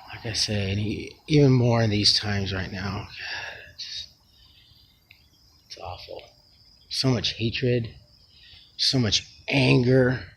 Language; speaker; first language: English; native; English